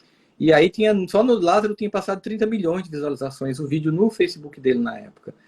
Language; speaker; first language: Portuguese; native; Portuguese